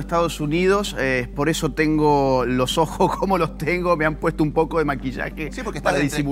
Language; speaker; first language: Spanish; native; Spanish